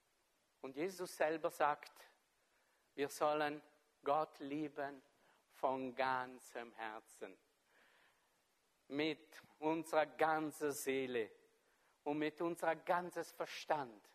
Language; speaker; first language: German; non-native, fluent; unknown